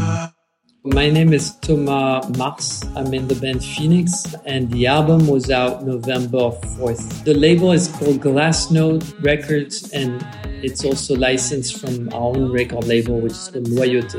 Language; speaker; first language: English; non-native, fluent; French